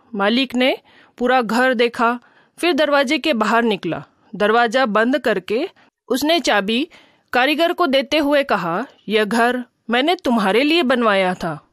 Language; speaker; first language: Hindi; native; Hindi